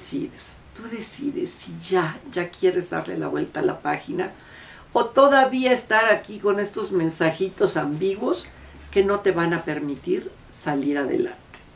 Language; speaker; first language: Spanish; native; Spanish